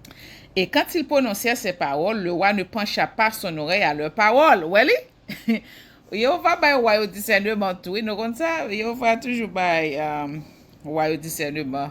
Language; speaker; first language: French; non-native, local second language; Haitian Creole